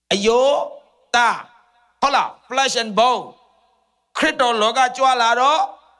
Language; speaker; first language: Burmese; non-native, local second language; Hakha Chin